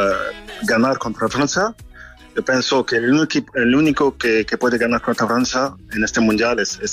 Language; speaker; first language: Spanish; non-native, fluent; French